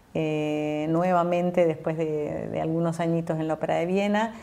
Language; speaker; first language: Spanish; native; Spanish